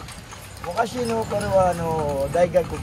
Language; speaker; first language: Japanese; non-native, learner; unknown